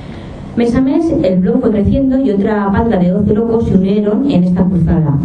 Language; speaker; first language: Spanish; native; Spanish